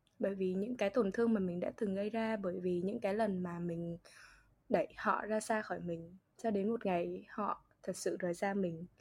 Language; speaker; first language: Vietnamese; native; Vietnamese